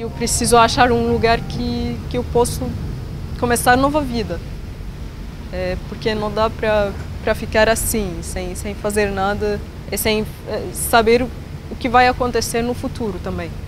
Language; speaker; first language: Portuguese; non-native, learner; Arabic